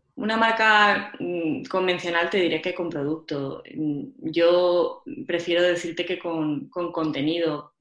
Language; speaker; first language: Spanish; native; Spanish